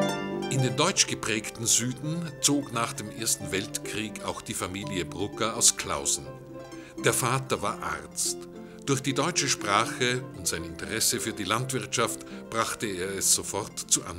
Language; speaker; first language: German; native; German